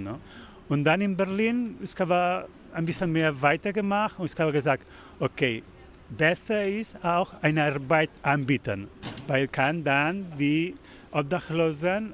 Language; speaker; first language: German; non-native, learner; Spanish